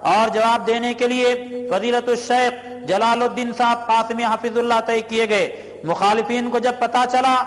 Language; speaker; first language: Urdu; native; Urdu